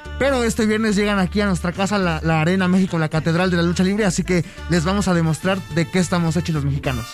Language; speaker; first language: Spanish; native; Spanish